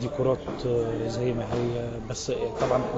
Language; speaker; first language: Arabic; native; Arabic